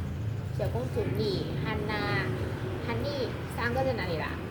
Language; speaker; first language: Chinese; non-native, fluent; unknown